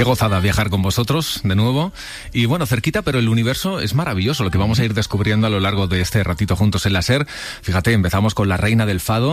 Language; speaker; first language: Spanish; native; Spanish